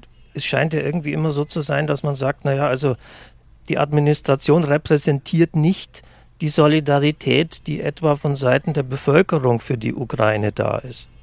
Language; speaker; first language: German; native; German